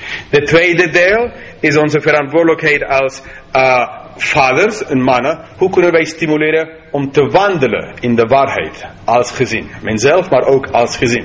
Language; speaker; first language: Dutch; non-native, fluent; English